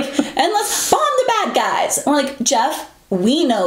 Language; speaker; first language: English; native; English